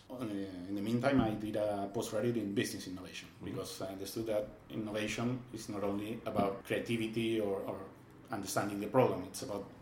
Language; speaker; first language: English; non-native, fluent; Spanish